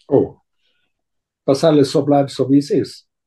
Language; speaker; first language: German; non-native, local second language; Italian